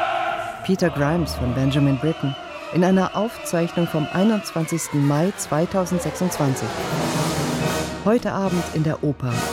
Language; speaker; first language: German; native; German